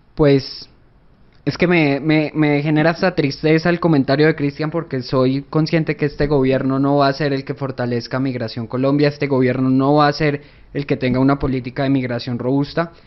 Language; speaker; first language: Spanish; native; Spanish